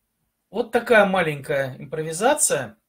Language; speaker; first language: Russian; native; Russian